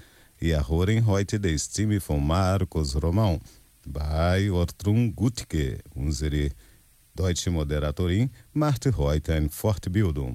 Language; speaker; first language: German; non-native, learner; Portuguese